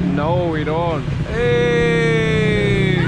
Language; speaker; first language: English; non-native, local second language; Malayalam